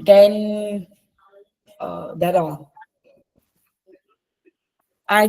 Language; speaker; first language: English; non-native, learner; Vietnamese